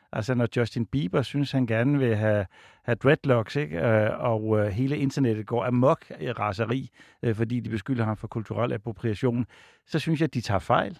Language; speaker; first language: Danish; native; Danish